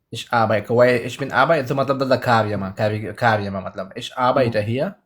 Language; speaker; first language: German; non-native, learner; Pashto